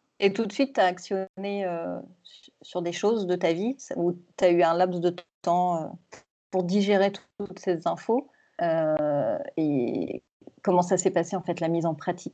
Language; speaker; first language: French; native; French